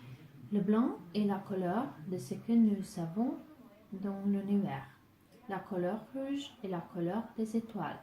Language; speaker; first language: French; non-native, learner; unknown